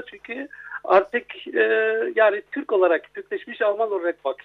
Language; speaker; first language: Turkish; non-native, fluent; German